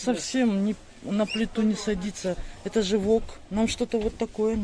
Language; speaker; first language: Russian; native; Russian